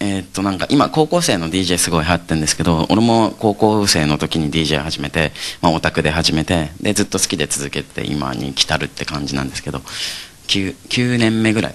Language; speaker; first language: Japanese; native; Japanese